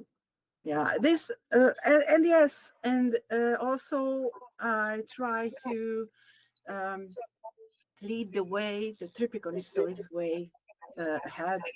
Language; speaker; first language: English; non-native, learner; Hungarian